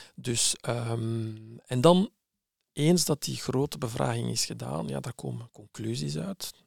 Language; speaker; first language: Dutch; early bilingual, other home language; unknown